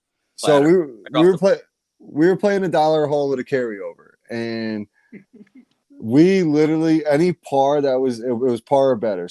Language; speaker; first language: English; native; English